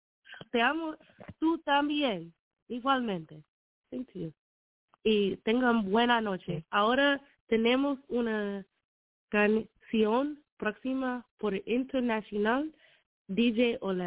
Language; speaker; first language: Spanish; non-native, learner; English